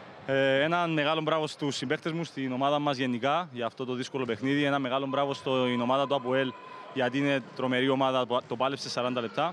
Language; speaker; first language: Greek; native; Greek